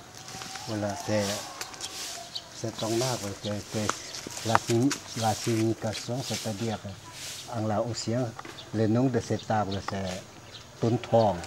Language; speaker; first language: French; non-native, fluent; Lao